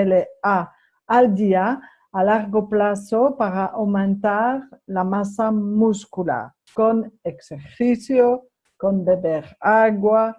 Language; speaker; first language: Spanish; non-native, fluent; French